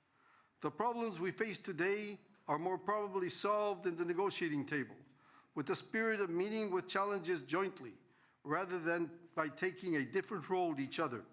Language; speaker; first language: English; non-native, fluent; Spanish